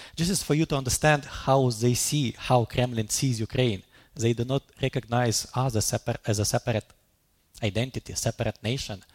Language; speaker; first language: English; non-native, fluent; Russian